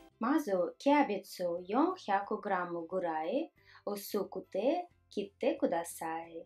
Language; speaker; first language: Japanese; non-native, fluent; Russian